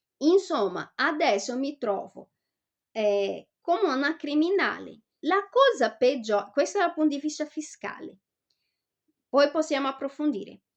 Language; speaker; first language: Italian; non-native, fluent; Portuguese